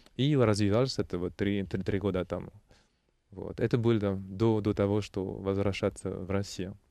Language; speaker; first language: Russian; non-native, learner; French